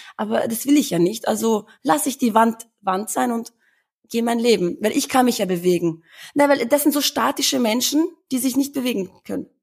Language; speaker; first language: German; early bilingual, other home language; Albanian